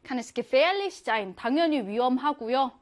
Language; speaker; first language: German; non-native, fluent; Korean